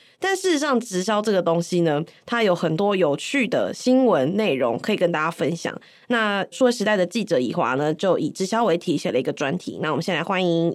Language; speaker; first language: Chinese; native; Chinese